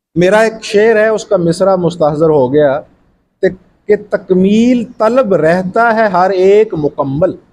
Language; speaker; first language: Urdu; non-native, local second language; Punjabi